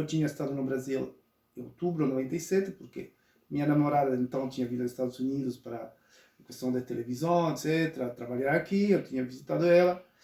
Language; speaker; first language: Portuguese; non-native, local second language; Spanish